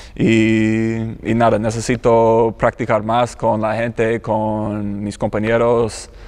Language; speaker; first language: Spanish; non-native, learner; English